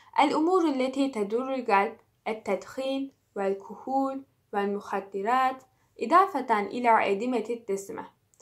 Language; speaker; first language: Arabic; non-native, learner; Turkish